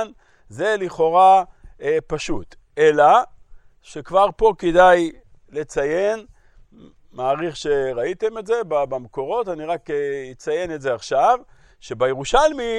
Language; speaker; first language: Hebrew; native; Hebrew